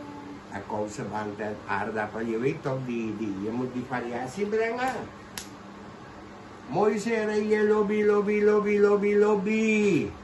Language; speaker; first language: Dutch; non-native, local second language; Caribbean Hindustani